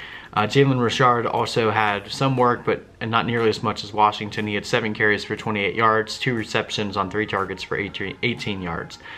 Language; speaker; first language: English; native; English